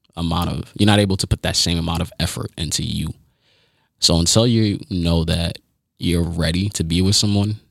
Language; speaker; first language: English; early bilingual, other home language; Haitian Creole